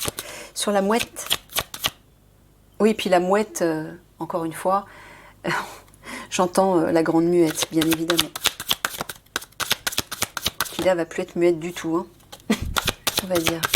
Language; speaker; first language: French; native; French